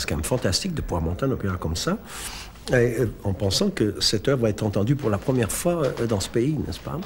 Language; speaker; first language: French; native; French